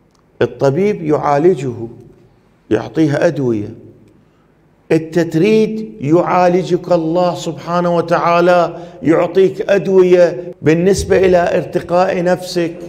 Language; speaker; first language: Arabic; non-native, fluent; Persian